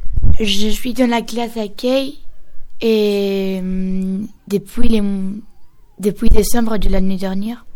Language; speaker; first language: French; non-native, learner; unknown